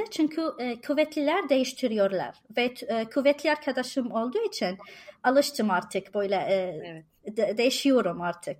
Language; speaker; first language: Turkish; non-native, fluent; Arabic